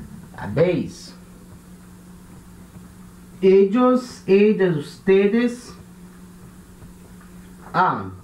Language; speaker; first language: Spanish; non-native, fluent; Portuguese